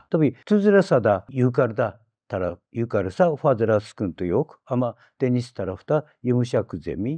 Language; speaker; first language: Turkish; non-native, fluent; Japanese